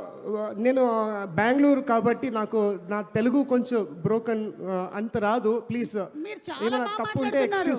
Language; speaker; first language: Telugu; non-native, learner; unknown